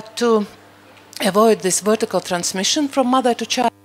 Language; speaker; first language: English; non-native, fluent; Latvian